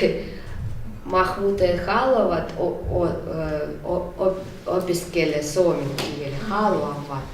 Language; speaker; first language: Finnish; non-native, learner; Russian